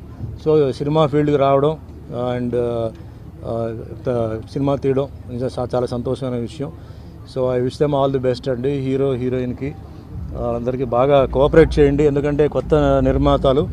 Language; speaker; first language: Telugu; native; Telugu